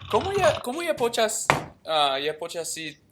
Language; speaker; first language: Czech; non-native, learner; English